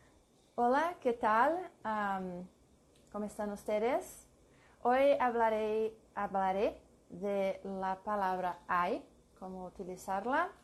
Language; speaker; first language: Spanish; non-native, learner; English